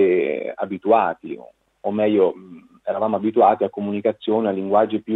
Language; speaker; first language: Italian; native; Italian